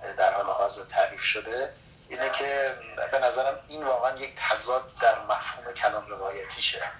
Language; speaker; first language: Persian; non-native, local second language; Kurdish